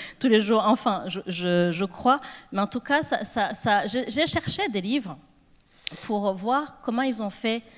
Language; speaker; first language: French; non-native, local second language; Kinyarwanda